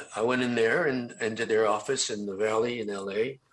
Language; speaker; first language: English; native; English